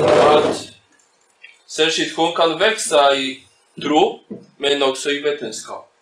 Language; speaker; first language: Swedish; non-native, fluent; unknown